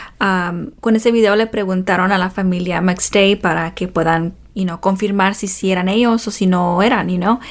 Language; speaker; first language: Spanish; early bilingual, heritage; Spanish